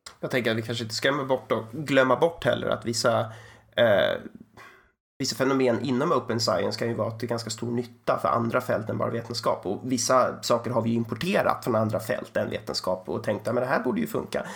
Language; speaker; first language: Swedish; native; Swedish